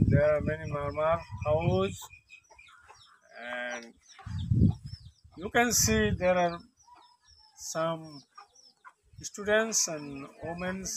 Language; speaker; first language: English; non-native, learner; Bangla